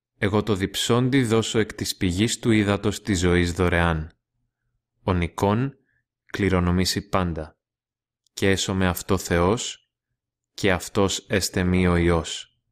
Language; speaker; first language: Greek; non-native, learner; Russian